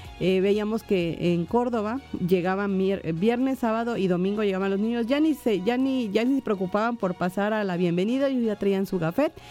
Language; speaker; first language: Spanish; native; Spanish